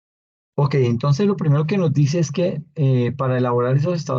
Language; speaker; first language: Spanish; native; Spanish